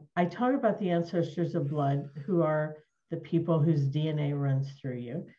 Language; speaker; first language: English; native; English